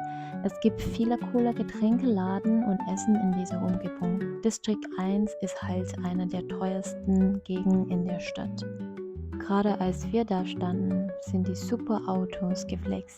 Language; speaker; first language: German; non-native, fluent; Vietnamese